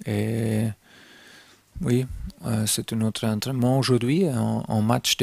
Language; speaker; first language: French; non-native, fluent; German